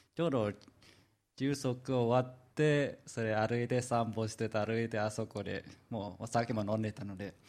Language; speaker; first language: Japanese; non-native, fluent; Vietnamese